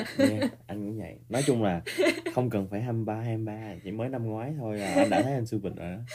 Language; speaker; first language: Vietnamese; early bilingual, heritage; Vietnamese